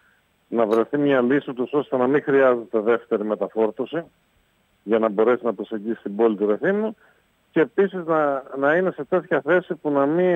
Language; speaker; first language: Greek; native; Greek